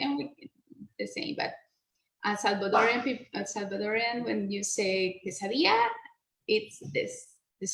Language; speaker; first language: English; non-native, learner; Spanish